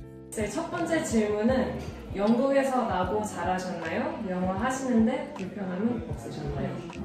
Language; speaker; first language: Korean; early bilingual, heritage; Korean